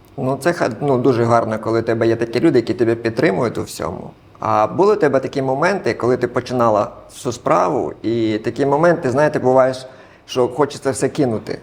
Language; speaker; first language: Ukrainian; non-native, local second language; Russian